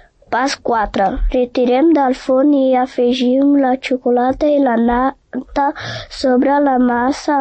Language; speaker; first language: Catalan; early bilingual, other home language; Portuguese